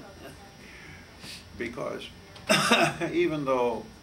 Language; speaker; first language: English; native; English